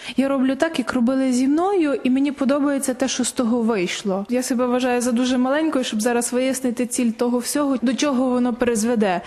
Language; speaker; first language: Ukrainian; native; Ukrainian